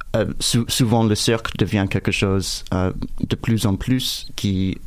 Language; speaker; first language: French; non-native, fluent; English